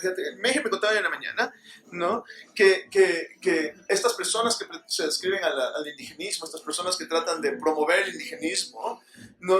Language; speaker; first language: Spanish; native; Spanish